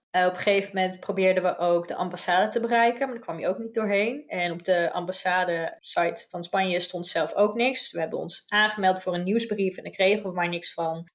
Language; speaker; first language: Dutch; native; Dutch